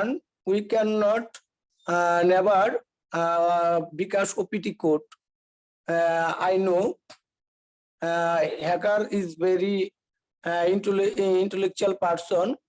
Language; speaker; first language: English; non-native, learner; Bangla